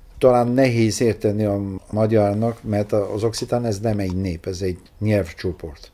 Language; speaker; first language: Hungarian; non-native, fluent; French